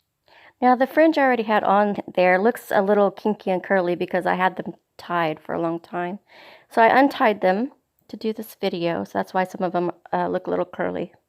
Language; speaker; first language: English; native; English